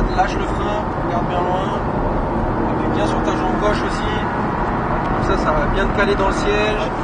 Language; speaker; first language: French; native; French